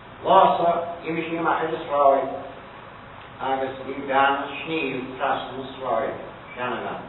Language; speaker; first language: Irish; native; Irish